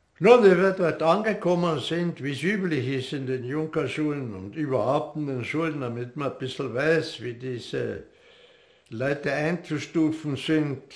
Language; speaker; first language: German; native; German